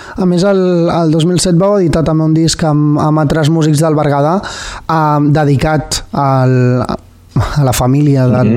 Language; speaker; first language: Catalan; native; Catalan